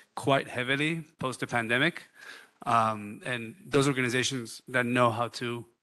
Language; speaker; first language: English; non-native, fluent; Hebrew